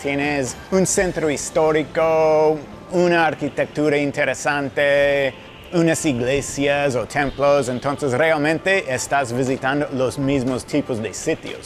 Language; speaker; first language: Spanish; non-native, fluent; English